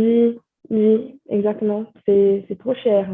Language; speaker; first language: French; non-native, fluent; Portuguese